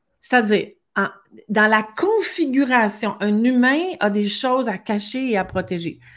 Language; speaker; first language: French; native; French